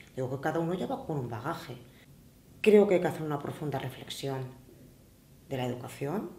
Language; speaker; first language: Spanish; native; Spanish